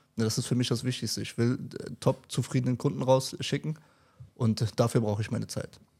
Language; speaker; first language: German; early bilingual, other home language; Turkish